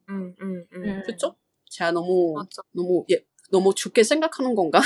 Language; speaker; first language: Korean; non-native, fluent; Chinese